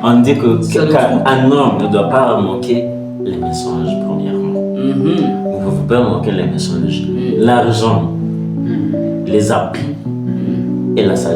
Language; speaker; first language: French; non-native, learner; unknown